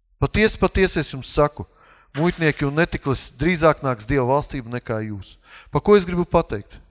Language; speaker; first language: Latvian; non-native, local second language; Russian